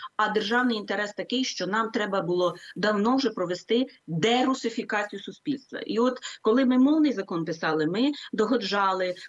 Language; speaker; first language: Ukrainian; native; Ukrainian